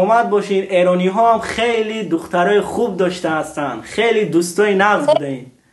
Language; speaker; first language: Persian; native; Persian